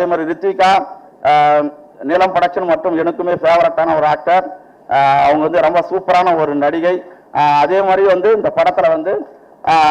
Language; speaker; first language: Tamil; native; Tamil